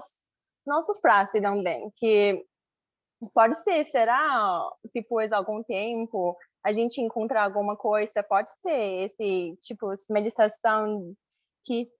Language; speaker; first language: Portuguese; non-native, learner; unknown